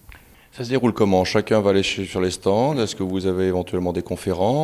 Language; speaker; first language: French; native; French